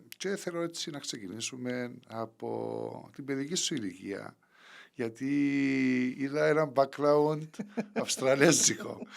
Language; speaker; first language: Greek; native; Greek